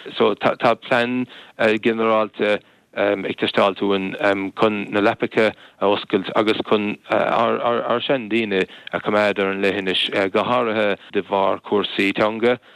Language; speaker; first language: Irish; non-native, local second language; English